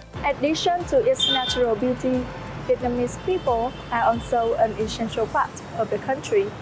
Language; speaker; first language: English; non-native, fluent; Vietnamese